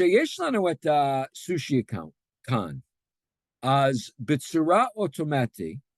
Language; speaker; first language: Hebrew; non-native, fluent; English